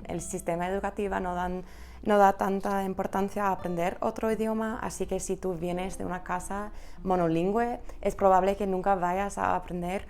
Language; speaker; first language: Spanish; non-native, fluent; English